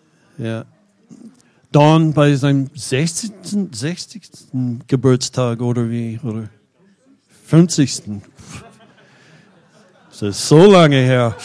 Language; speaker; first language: German; non-native, fluent; English